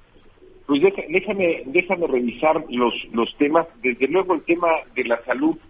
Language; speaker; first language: Spanish; native; Spanish